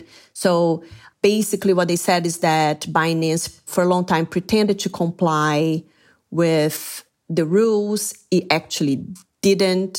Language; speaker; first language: English; non-native, fluent; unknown